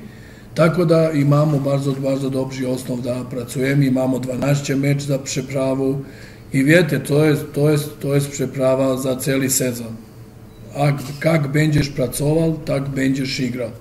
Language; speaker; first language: Polish; non-native, learner; Serbian